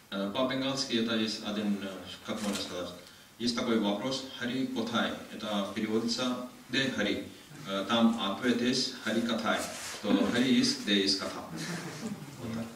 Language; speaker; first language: Russian; non-native, learner; Hindi